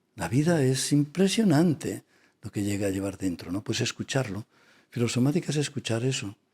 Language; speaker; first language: Spanish; non-native, local second language; Catalan